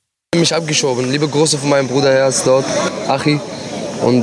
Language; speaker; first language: German; non-native, learner; Arabic